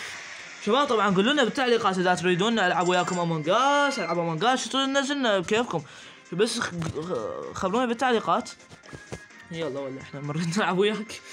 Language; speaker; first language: Arabic; native; Arabic